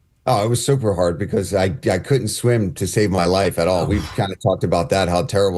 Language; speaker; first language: English; native; English